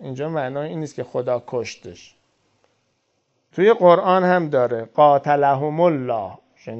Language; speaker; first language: Persian; native; Persian